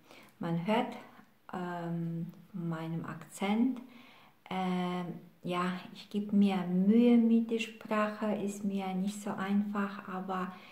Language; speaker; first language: German; non-native, fluent; Polish